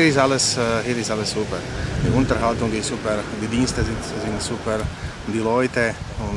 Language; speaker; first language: German; non-native, learner; Slovak